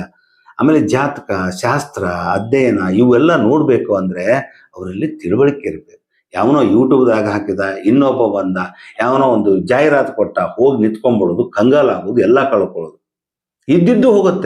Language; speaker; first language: Kannada; native; Kannada